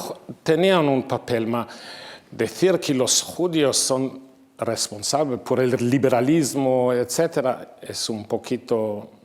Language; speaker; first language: Spanish; non-native, fluent; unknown